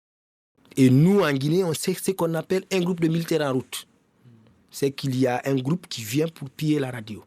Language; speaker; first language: French; non-native, local second language; Mandingo